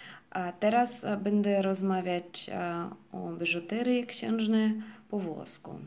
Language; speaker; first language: Polish; non-native, learner; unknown